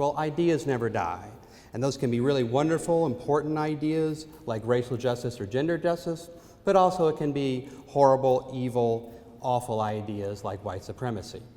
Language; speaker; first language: English; native; English